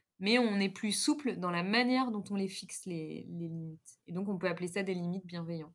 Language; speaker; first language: French; native; French